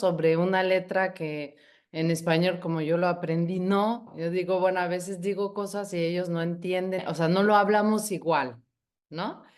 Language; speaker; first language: Spanish; non-native, fluent; French